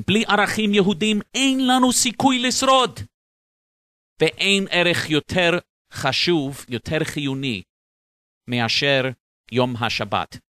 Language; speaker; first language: Hebrew; non-native, fluent; English